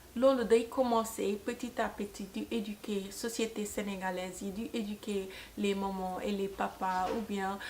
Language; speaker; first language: French; non-native, local second language; Wolof